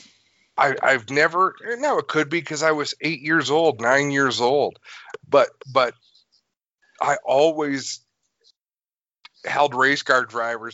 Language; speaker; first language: English; native; English